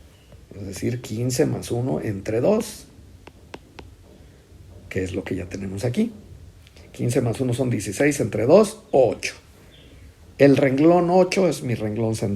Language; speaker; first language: Spanish; native; Spanish